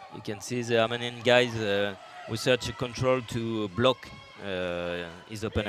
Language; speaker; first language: English; non-native, learner; French